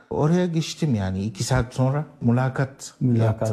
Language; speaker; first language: Turkish; non-native, learner; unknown